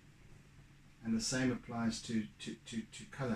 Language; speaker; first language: English; native; English